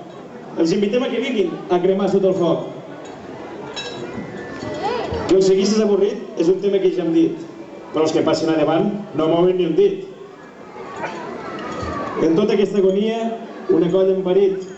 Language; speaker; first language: Catalan; native; Catalan